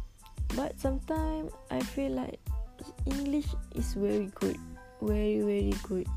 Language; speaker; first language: English; non-native, local second language; Malay